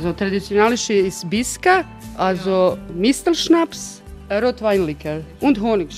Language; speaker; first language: German; non-native, local second language; Croatian